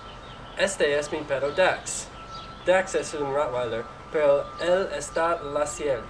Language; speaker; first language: Spanish; non-native, learner; English